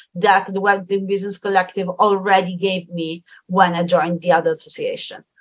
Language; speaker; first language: English; non-native, fluent; Italian